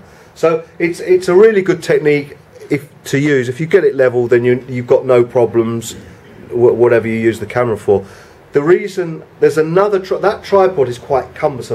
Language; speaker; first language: English; native; English